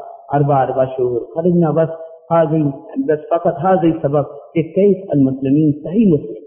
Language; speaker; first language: Arabic; non-native, learner; Urdu